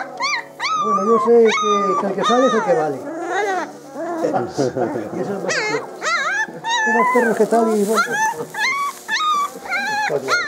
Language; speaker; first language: Spanish; native; Spanish